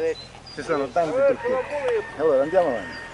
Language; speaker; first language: Italian; native; Italian